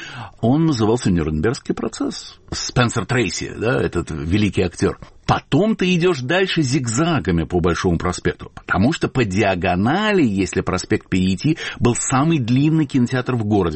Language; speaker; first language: Russian; native; Russian